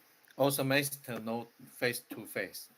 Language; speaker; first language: English; non-native, learner; Chinese